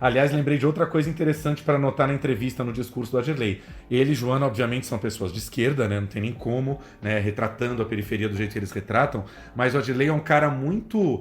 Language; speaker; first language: Portuguese; native; Portuguese